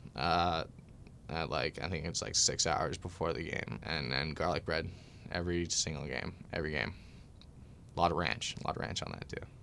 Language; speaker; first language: English; native; English